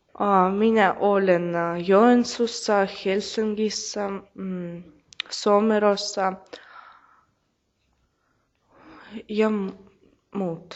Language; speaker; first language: Finnish; non-native, learner; Russian